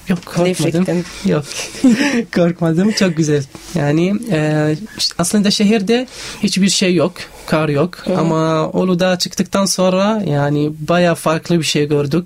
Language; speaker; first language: Turkish; non-native, learner; Arabic